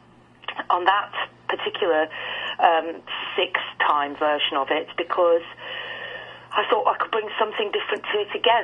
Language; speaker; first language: English; native; English